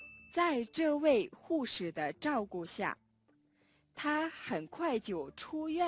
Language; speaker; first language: Chinese; non-native, fluent; Mongolian